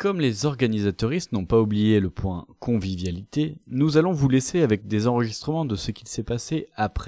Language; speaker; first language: French; native; French